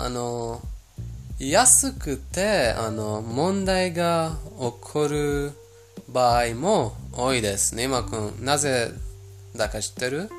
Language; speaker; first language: Japanese; non-native, fluent; Persian